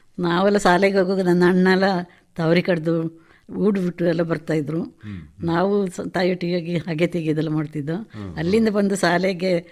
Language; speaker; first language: Kannada; non-native, local second language; Kodava